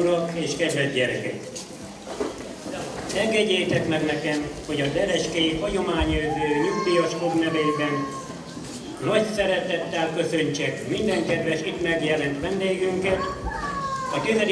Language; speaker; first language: Hungarian; native; Hungarian